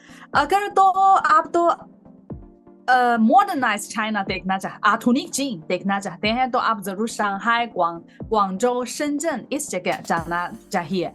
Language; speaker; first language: Hindi; non-native, fluent; Chinese